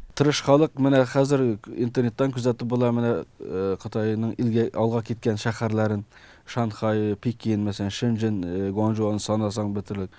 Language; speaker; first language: Tatar; early bilingual, heritage; Tatar